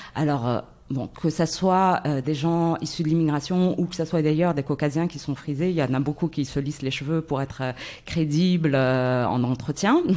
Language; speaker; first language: French; non-native, local second language; Arabic